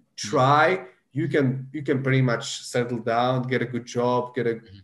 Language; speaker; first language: English; non-native, fluent; Slovak